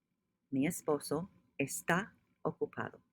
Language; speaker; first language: Spanish; non-native, fluent; English